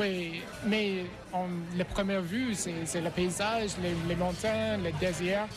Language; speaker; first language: French; non-native, fluent; English